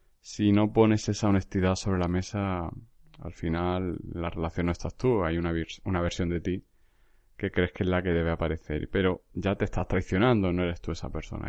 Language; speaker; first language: Spanish; native; Spanish